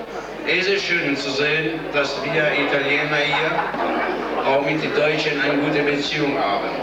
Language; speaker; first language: German; non-native, fluent; Italian